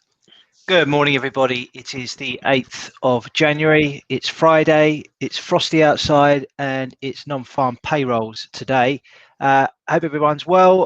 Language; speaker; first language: English; native; English